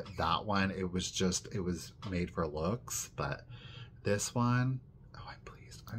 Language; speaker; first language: English; native; English